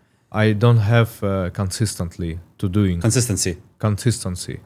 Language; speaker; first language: English; non-native, learner; Russian